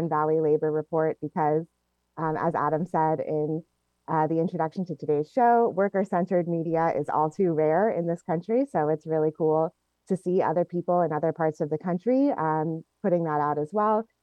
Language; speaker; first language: English; native; English